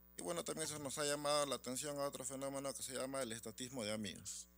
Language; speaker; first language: Spanish; native; Spanish